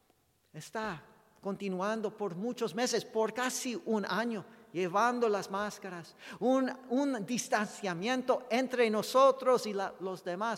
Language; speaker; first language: Spanish; non-native, fluent; English